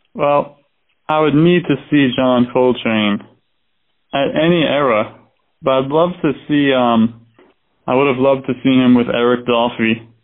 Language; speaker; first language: English; native; English